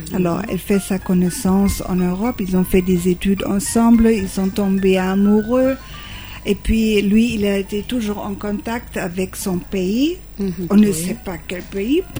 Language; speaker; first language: French; non-native, fluent; German